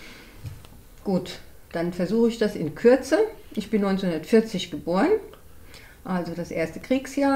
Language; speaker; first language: German; native; German